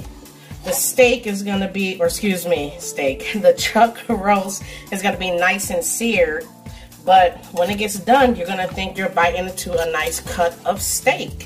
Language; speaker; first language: English; native; English